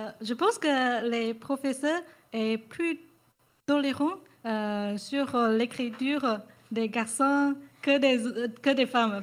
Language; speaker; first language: French; non-native, learner; Chinese